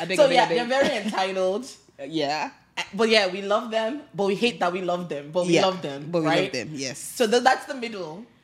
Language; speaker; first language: English; non-native, local second language; Yoruba